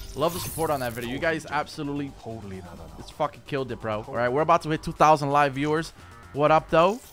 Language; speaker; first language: English; native; English